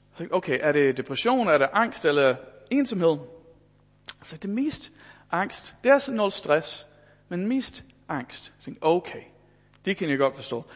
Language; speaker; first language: Danish; non-native, fluent; English